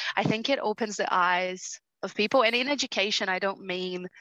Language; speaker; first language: English; early bilingual, other home language; Portuguese